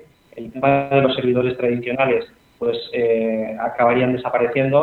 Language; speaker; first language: Spanish; native; Spanish